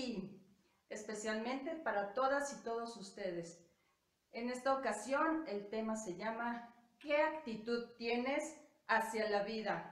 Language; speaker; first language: Spanish; native; Spanish